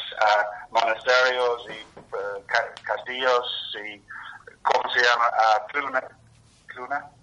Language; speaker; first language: Spanish; non-native, learner; English